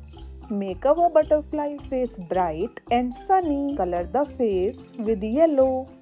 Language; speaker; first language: English; non-native, local second language; Hindi